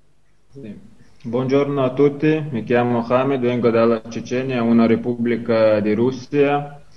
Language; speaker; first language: Italian; non-native, learner; Chechen